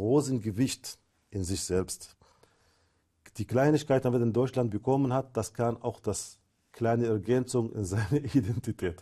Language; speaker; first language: German; non-native, fluent; Arabic